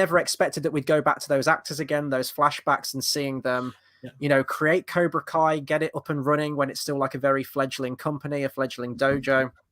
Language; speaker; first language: English; native; English